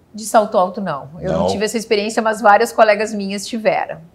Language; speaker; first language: Portuguese; native; Portuguese